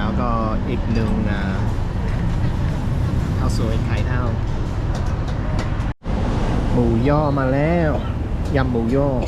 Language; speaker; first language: Thai; non-native, fluent; English